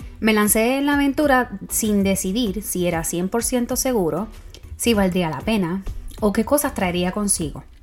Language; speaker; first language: Spanish; native; Spanish